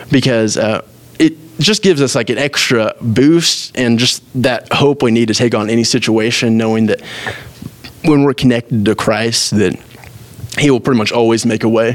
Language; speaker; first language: English; native; English